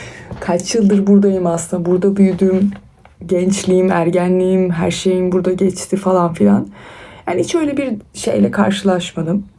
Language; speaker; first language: Turkish; early bilingual, other home language; Persian